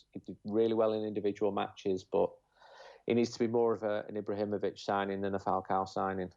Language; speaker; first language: English; native; English